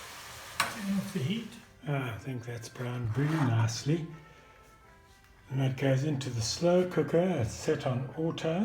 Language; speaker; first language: English; native; English